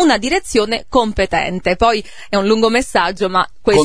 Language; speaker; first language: Italian; native; Italian